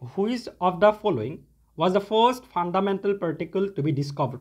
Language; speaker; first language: English; non-native, local second language; Assamese